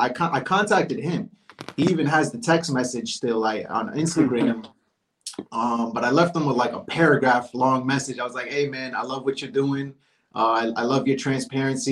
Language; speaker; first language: English; native; English